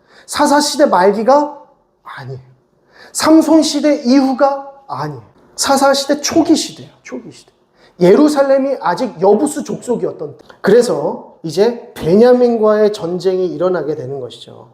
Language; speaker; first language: Korean; native; Korean